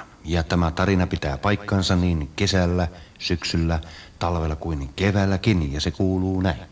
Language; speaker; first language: Finnish; native; Finnish